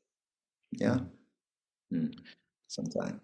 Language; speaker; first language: English; non-native, learner; Japanese